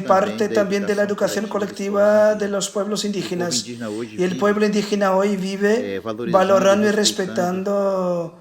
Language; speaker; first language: Spanish; non-native, fluent; Portuguese